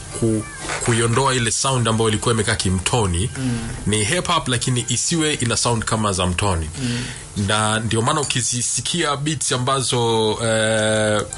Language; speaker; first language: Swahili; native; Swahili